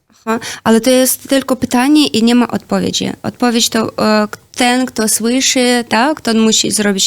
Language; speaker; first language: Polish; non-native, learner; Belarusian